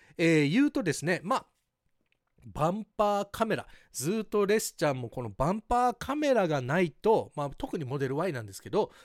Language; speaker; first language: Japanese; early bilingual, heritage; Japanese